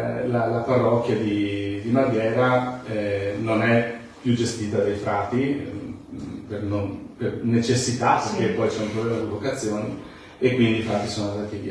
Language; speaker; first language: Italian; native; Italian